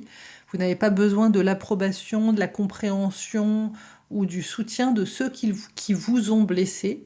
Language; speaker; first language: French; native; French